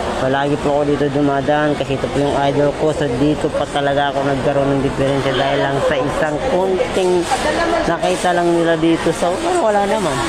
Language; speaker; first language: Filipino; non-native, local second language; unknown